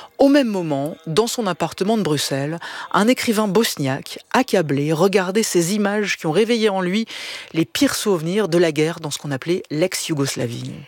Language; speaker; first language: French; native; French